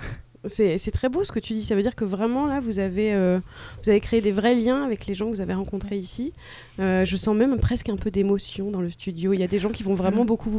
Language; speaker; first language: French; native; French